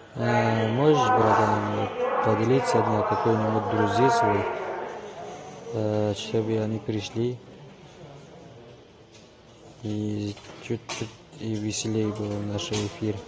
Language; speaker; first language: Russian; non-native, learner; Tajik